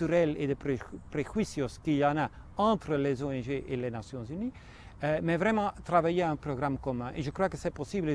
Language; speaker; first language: French; non-native, fluent; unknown